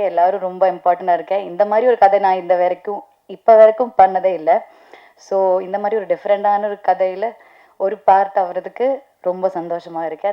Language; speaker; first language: Tamil; non-native, learner; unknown